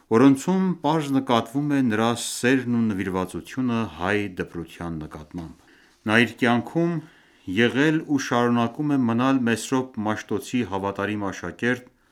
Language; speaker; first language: Armenian; early bilingual, heritage; Armenian